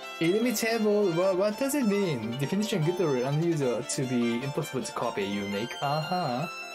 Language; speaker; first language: English; non-native, fluent; Japanese